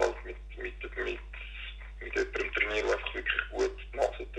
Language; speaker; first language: German; native; German